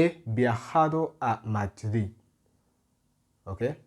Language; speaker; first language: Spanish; non-native, fluent; English